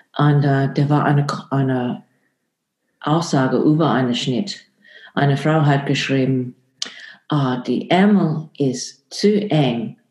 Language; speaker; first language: German; non-native, fluent; English